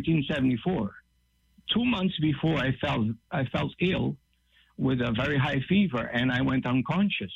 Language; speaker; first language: English; non-native, fluent; Portuguese